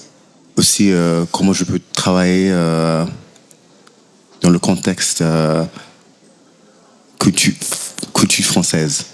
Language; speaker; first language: French; non-native, fluent; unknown